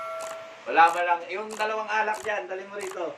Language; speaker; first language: Filipino; native; Filipino